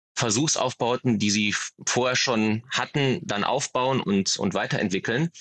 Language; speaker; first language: German; native; German